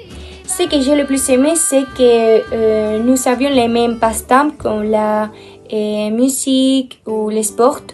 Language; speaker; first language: French; non-native, learner; Spanish